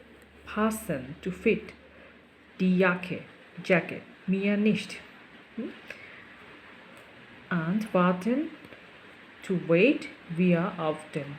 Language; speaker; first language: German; non-native, learner; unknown